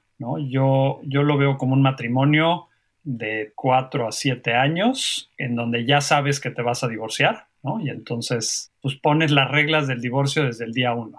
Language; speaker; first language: Spanish; native; Spanish